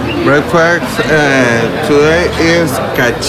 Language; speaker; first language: English; non-native, learner; Spanish